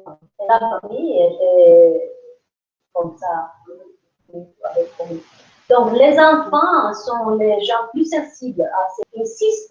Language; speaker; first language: French; non-native, learner; English